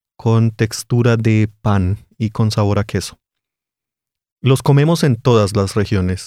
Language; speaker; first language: Spanish; native; Spanish